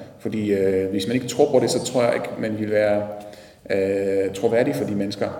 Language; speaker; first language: Danish; non-native, fluent; Polish